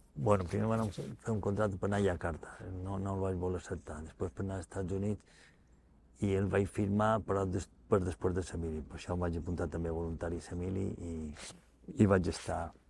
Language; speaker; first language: Catalan; native; Catalan